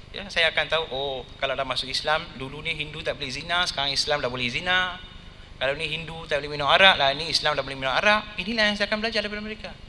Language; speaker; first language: Malay; non-native, local second language; Tamil